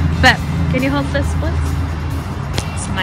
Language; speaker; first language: English; non-native, local second language; Indonesian